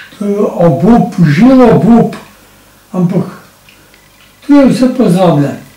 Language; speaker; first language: Slovenian; native; Slovenian